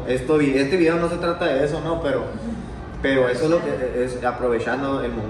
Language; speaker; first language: Spanish; native; Spanish